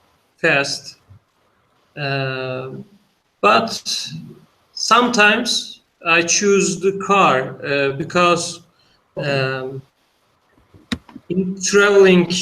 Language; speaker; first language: English; non-native, learner; Turkish